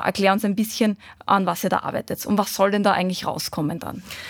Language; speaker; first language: German; native; German